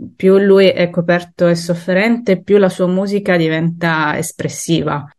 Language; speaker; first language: Italian; native; Italian